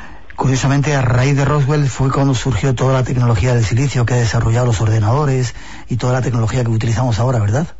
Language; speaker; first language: Spanish; native; Spanish